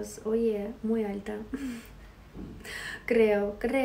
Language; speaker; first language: Spanish; non-native, fluent; Russian